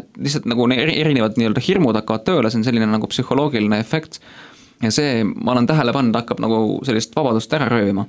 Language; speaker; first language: Estonian; native; Estonian